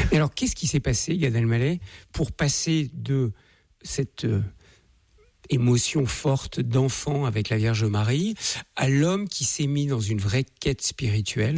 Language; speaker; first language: French; native; French